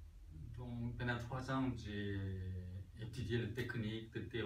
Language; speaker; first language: French; non-native, learner; Korean